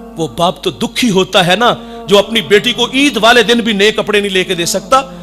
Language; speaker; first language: Urdu; non-native, local second language; Punjabi